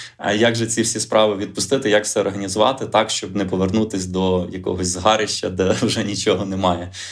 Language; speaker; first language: Ukrainian; native; Ukrainian